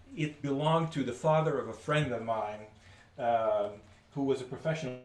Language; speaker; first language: English; non-native, fluent; French